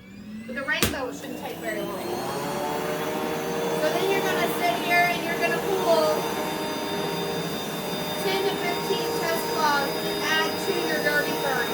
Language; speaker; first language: English; native; English